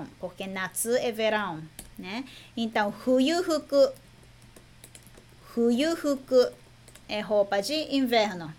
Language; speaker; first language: Portuguese; non-native, fluent; Japanese